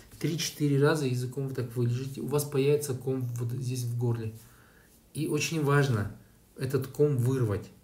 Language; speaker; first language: Russian; native; Russian